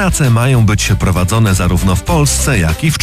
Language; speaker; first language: Polish; native; Polish